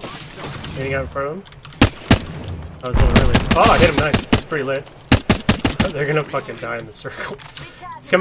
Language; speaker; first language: English; native; English